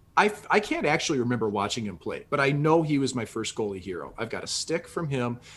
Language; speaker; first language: English; native; English